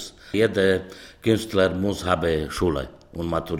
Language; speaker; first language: German; non-native, learner; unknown